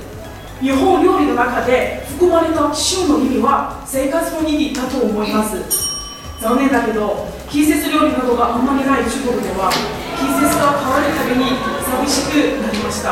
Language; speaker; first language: Japanese; non-native, fluent; Chinese